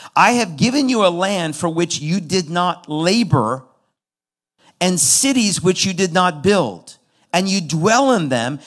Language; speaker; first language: English; non-native, fluent; Persian